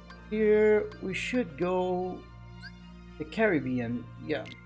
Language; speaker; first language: English; non-native, fluent; Portuguese